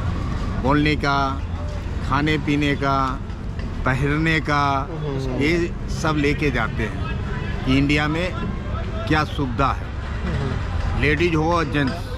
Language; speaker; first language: Hindi; native; Hindi